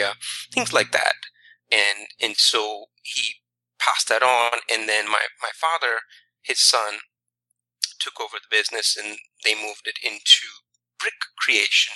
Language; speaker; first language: English; non-native, local second language; Punjabi